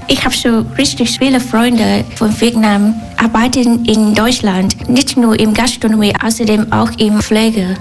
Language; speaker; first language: German; non-native, learner; Vietnamese